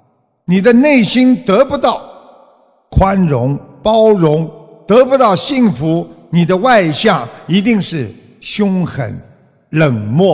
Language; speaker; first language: Chinese; native; Chinese